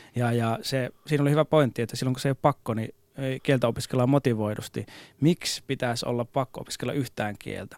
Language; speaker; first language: Finnish; native; Finnish